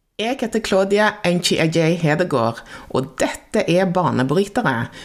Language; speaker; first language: Norwegian; native; Norwegian